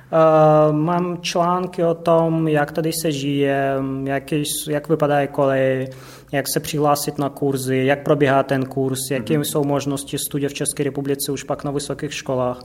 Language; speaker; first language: Czech; non-native, fluent; Russian